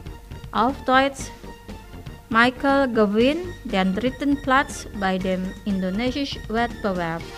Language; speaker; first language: German; non-native, fluent; Indonesian